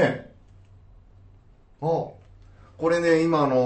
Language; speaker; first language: Japanese; native; Japanese